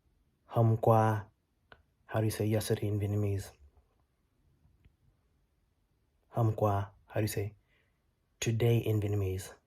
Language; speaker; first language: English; early bilingual, other home language; Vietnamese